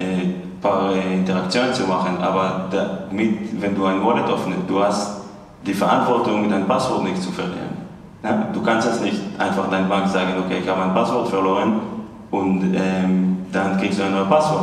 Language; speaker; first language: German; non-native, fluent; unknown